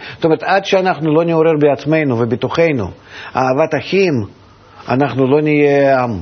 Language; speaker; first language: Hebrew; non-native, fluent; Russian